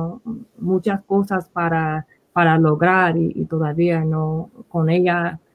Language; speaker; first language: Spanish; early bilingual, heritage; Spanish